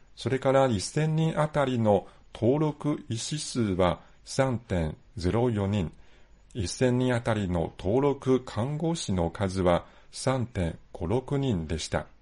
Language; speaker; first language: Japanese; non-native, fluent; Chinese